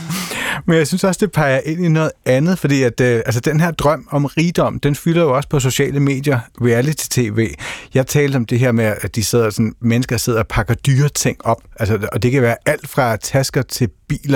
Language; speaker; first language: Danish; native; Danish